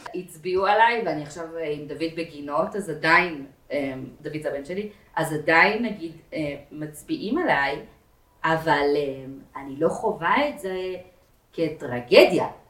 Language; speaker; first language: Hebrew; native; Hebrew